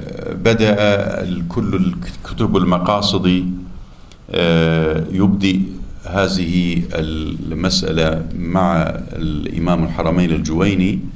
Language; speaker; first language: Arabic; non-native, fluent; Turkish